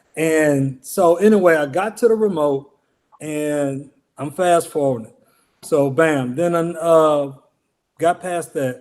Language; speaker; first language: English; native; English